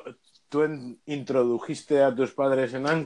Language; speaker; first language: Spanish; native; Spanish